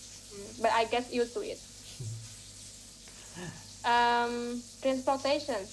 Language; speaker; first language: English; non-native, fluent; Vietnamese